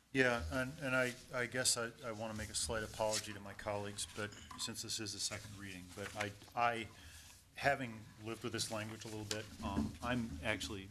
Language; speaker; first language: English; native; English